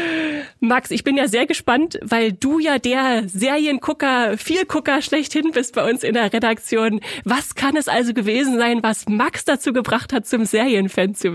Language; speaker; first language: German; native; German